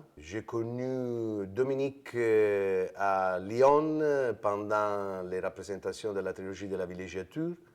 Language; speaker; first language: French; non-native, fluent; Italian